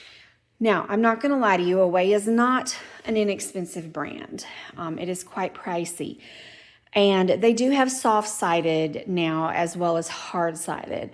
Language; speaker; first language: English; native; English